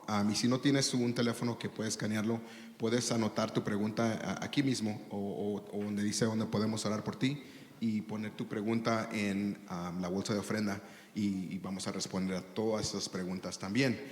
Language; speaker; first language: Spanish; early bilingual, heritage; Spanish